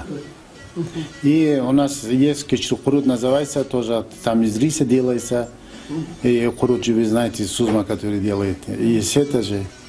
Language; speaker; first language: Russian; non-native, fluent; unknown